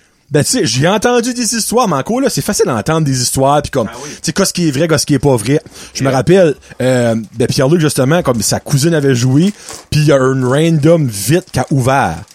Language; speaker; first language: French; native; French